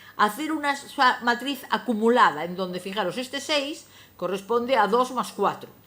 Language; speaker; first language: Spanish; non-native, local second language; Galician